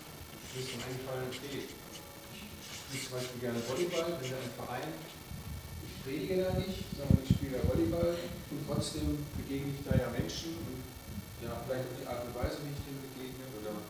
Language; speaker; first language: German; native; German